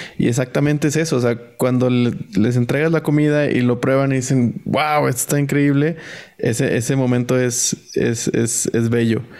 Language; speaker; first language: Spanish; native; Spanish